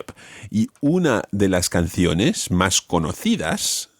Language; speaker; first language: Spanish; non-native, fluent; English